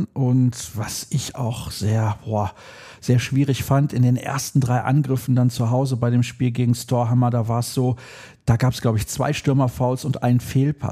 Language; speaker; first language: German; native; German